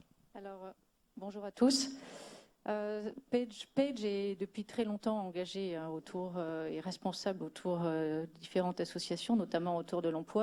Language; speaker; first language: French; native; French